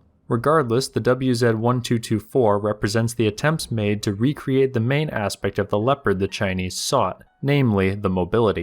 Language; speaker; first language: English; native; English